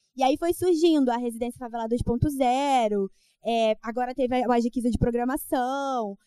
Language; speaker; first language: Portuguese; native; Portuguese